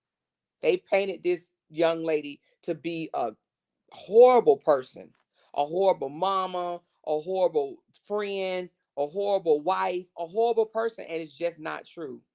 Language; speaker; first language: English; native; English